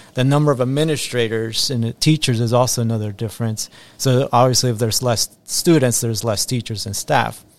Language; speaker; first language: English; early bilingual, other home language; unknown